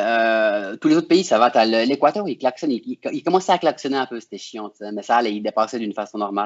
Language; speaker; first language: French; native; French